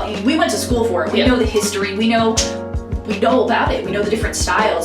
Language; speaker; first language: English; native; English